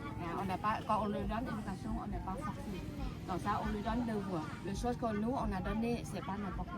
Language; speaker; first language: French; non-native, learner; Thai